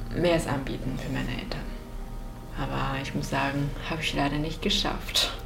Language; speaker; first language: German; non-native, fluent; Chinese